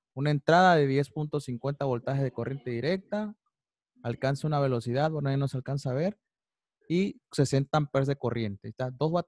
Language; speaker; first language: Spanish; native; Spanish